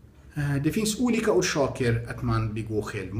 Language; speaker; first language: Swedish; non-native, fluent; Arabic